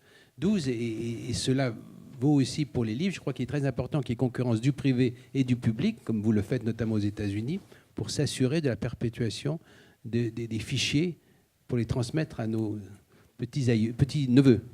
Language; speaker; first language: French; native; French